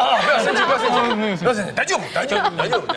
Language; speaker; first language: Chinese; native; Chinese